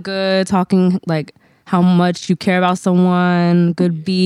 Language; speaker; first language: English; native; English